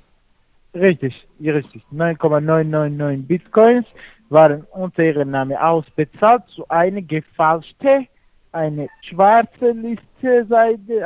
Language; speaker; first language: German; non-native, fluent; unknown